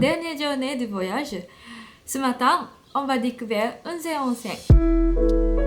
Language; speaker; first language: French; non-native, learner; Japanese